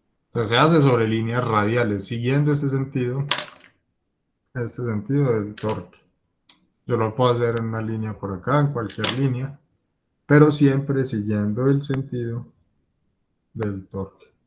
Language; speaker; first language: Spanish; native; Spanish